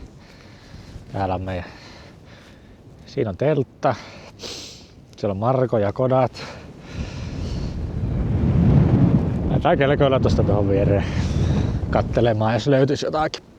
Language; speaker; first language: Finnish; native; Finnish